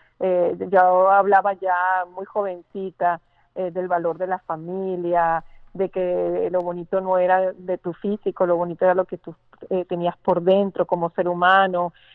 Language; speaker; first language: Spanish; native; Spanish